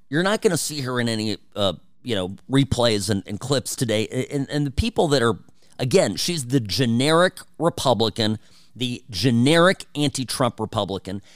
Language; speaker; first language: English; early bilingual, other home language; Czech